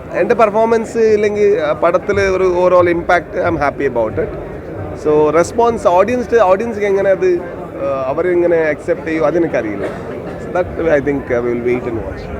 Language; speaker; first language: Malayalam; non-native, learner; Kannada